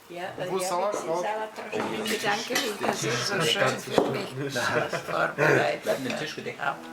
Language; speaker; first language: German; non-native, fluent; Bulgarian